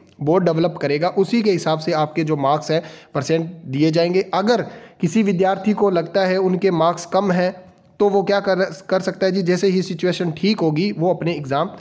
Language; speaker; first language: Hindi; non-native, local second language; Punjabi